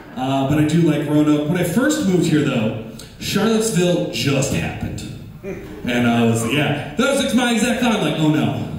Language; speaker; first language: English; native; English